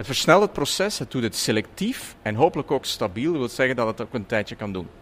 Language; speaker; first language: Dutch; native; Dutch